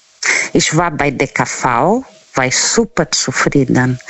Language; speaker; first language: German; non-native, fluent; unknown